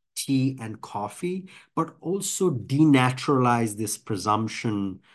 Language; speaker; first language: English; non-native, local second language; Bangla